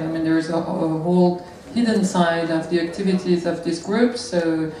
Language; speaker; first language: English; non-native, fluent; French